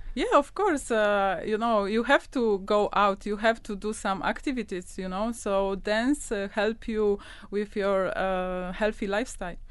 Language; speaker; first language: English; non-native, learner; Polish